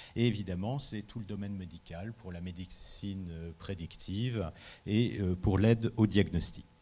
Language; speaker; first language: French; native; French